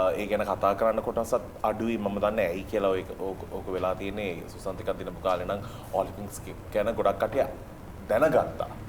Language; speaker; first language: Sinhala; non-native, local second language; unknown